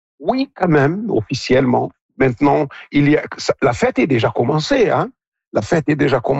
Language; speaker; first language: French; non-native, local second language; Portuguese